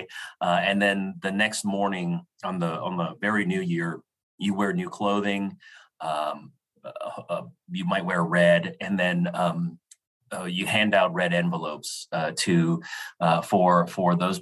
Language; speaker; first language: English; native; English